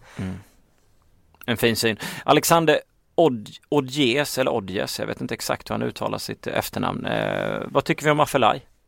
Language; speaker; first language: Swedish; native; Swedish